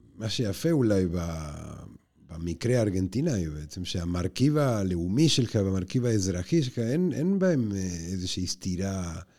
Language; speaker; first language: Hebrew; non-native, fluent; Spanish